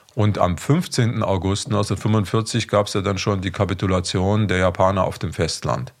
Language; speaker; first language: German; native; German